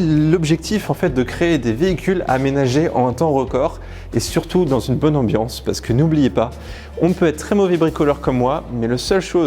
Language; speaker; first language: French; native; French